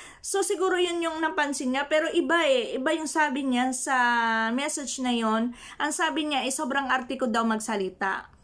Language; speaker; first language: Filipino; non-native, local second language; Hiligaynon